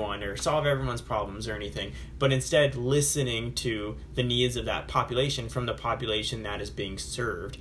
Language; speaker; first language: English; native; English